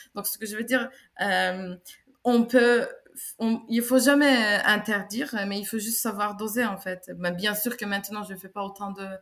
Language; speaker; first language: French; non-native, fluent; Turkish